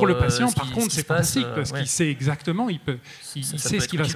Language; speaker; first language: French; native; French